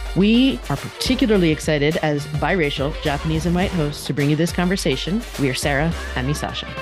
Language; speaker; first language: English; native; English